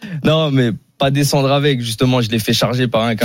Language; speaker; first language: French; native; French